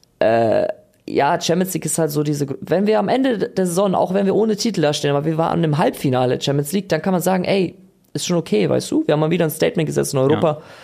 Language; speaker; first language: German; native; German